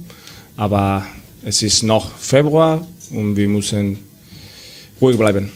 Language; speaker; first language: German; non-native, learner; Spanish